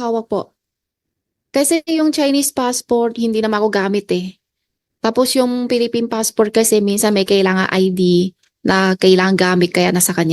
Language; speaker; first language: Filipino; non-native, learner; Chinese